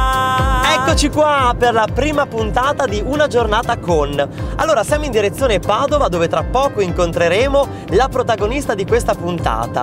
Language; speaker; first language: Italian; native; Italian